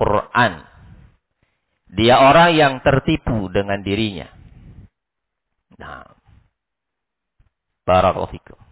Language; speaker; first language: Indonesian; native; Indonesian